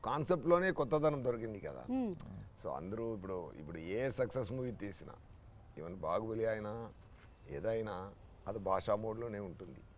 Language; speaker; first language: Telugu; non-native, learner; Tamil